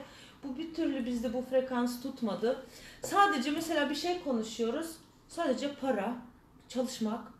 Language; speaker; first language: Turkish; early bilingual, heritage; Turkish